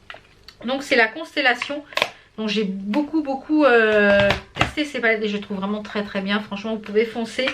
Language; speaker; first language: French; native; French